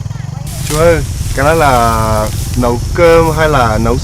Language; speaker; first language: Vietnamese; non-native, learner; French